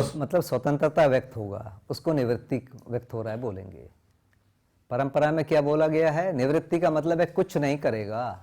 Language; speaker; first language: Hindi; non-native, local second language; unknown